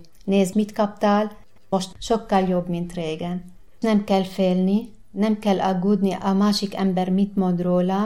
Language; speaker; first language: Hungarian; non-native, learner; Arabic